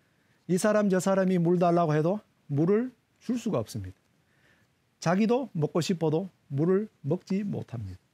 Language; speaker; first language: Korean; native; Korean